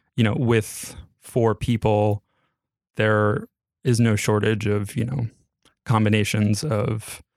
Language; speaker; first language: English; native; English